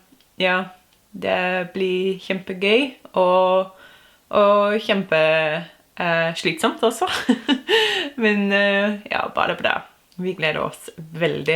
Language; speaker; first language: Norwegian; non-native, learner; English